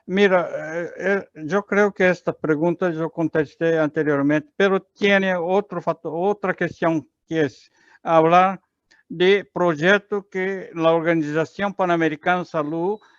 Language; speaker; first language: Spanish; non-native, learner; Portuguese